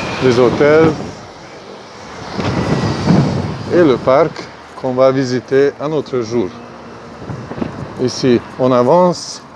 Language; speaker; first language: French; non-native, fluent; Hungarian